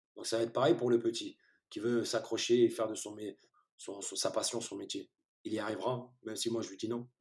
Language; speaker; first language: French; early bilingual, other home language; Turkish